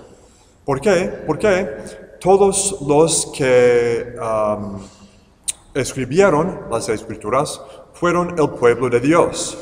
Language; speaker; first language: Spanish; non-native, fluent; English